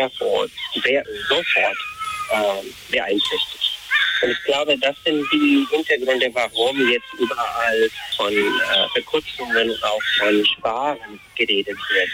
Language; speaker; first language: German; non-native, fluent; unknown